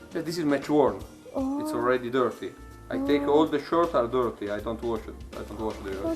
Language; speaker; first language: English; non-native, learner; Italian